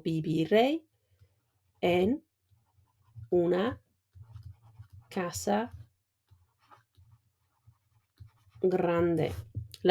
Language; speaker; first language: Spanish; non-native, fluent; English